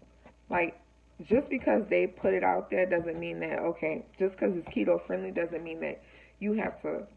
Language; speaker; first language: English; native; English